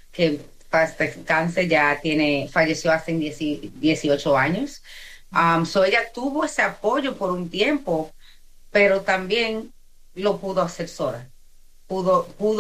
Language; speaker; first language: Spanish; early bilingual, heritage; Spanish